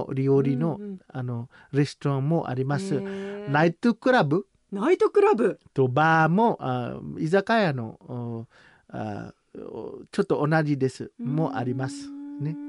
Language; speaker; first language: Japanese; non-native, learner; Samoan